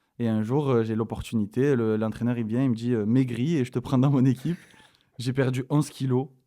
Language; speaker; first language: French; native; French